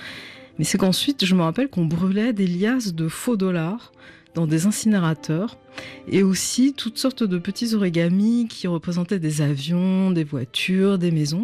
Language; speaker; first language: French; native; French